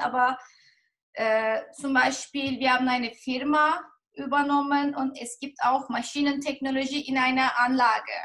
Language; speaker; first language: German; non-native, fluent; Turkish